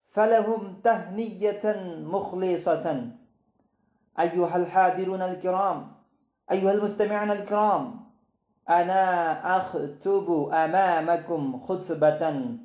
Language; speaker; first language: Arabic; non-native, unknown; Bangla